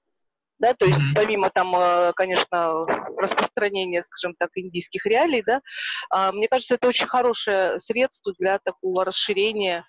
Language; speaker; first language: Russian; native; Russian